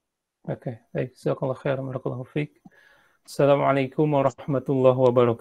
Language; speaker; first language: Indonesian; native; Indonesian